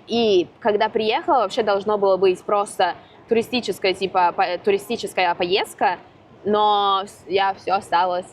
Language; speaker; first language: Russian; non-native, fluent; Italian